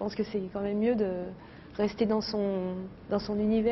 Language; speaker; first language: French; native; French